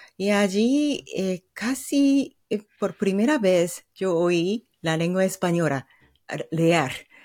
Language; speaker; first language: Spanish; non-native, fluent; Japanese